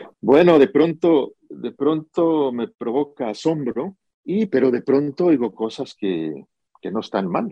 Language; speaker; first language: Spanish; native; Spanish